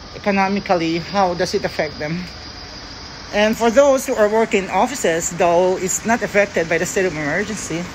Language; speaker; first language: English; non-native, local second language; Filipino